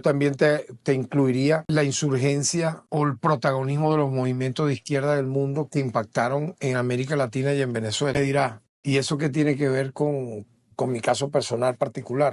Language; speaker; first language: Spanish; native; Spanish